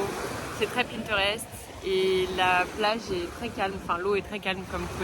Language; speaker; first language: French; native; French